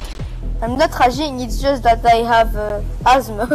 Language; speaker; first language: English; non-native, learner; French